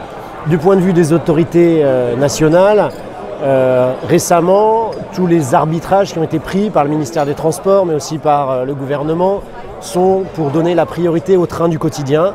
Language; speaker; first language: French; native; French